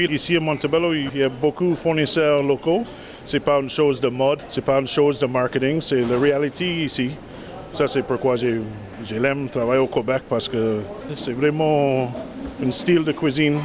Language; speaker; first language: French; non-native, fluent; English